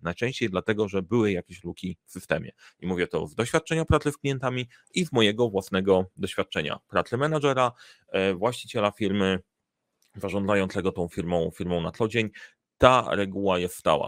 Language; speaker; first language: Polish; native; Polish